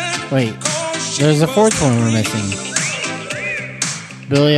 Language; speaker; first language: English; native; English